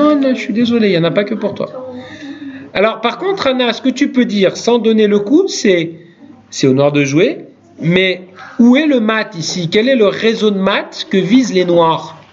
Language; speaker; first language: French; native; French